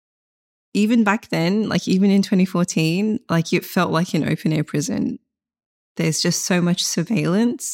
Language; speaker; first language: English; early bilingual, other home language; Uyghur